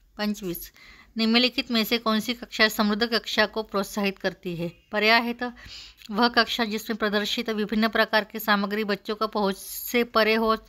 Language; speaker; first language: Hindi; non-native, local second language; Marathi